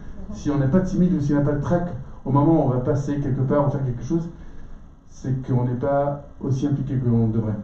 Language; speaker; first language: French; native; French